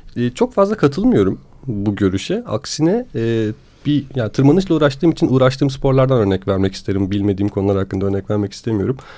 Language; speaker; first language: Turkish; native; Turkish